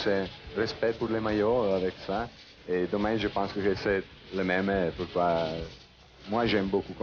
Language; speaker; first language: French; non-native, learner; Italian